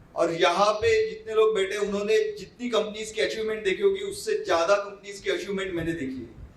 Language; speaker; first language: Hindi; native; Hindi